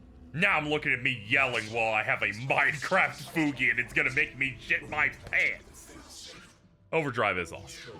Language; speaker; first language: English; native; English